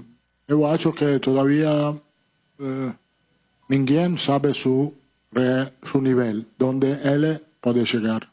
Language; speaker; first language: Portuguese; non-native, fluent; Italian